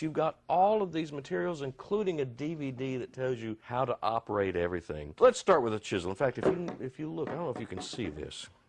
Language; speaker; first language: English; native; English